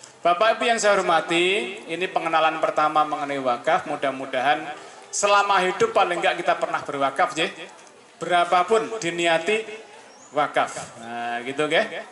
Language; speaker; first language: Indonesian; native; Indonesian